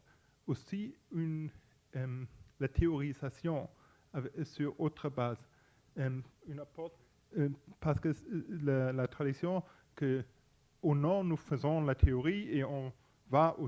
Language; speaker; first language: French; non-native, fluent; Spanish